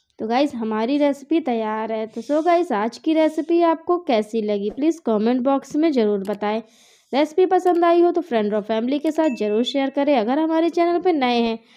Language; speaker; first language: Hindi; native; Hindi